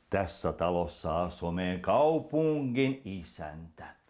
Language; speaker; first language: Finnish; non-native, local second language; Russian